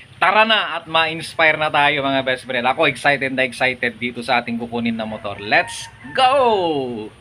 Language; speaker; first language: Filipino; non-native, local second language; Iloko